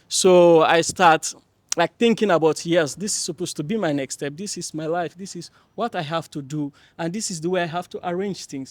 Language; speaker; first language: English; non-native, fluent; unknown